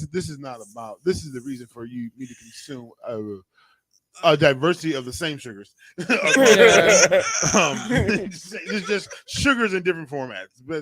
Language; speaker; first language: English; native; English